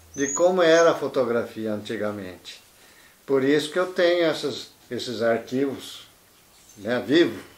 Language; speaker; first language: Portuguese; native; Portuguese